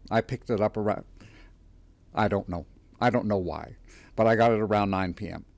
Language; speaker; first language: English; native; English